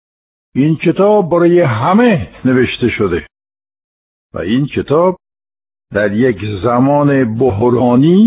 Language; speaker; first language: Persian; non-native, fluent; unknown